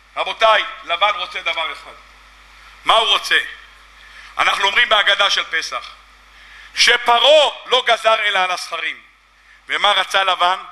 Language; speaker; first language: Hebrew; native; Hebrew